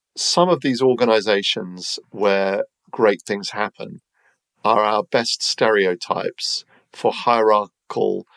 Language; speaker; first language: English; native; English